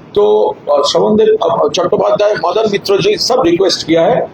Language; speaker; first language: Hindi; non-native, local second language; Bangla